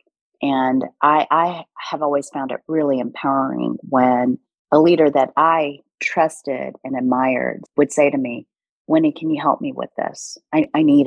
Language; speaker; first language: English; early bilingual, other home language; Korean